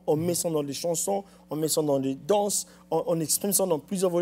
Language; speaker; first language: French; non-native, local second language; Lingala